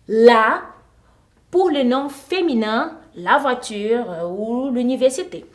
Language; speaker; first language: French; non-native, fluent; Portuguese